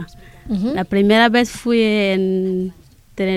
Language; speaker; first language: Spanish; non-native, learner; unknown